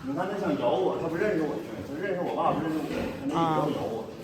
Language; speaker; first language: Chinese; native; Chinese